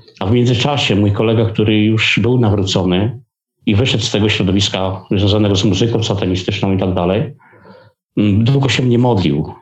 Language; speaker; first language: Polish; native; Polish